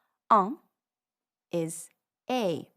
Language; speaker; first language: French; non-native, fluent; English